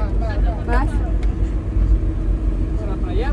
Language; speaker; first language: Spanish; non-native, learner; English